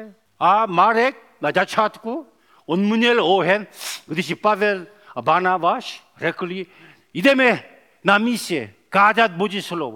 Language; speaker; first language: Czech; non-native, learner; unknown